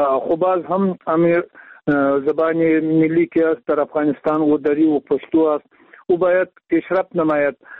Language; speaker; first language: Persian; non-native, local second language; Pashto